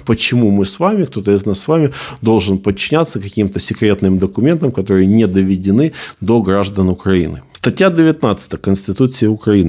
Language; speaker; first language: Russian; native; Russian